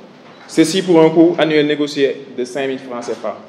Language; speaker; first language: French; non-native, local second language; Wolof